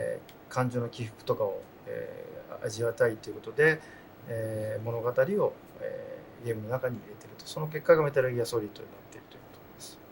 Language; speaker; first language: Japanese; native; Japanese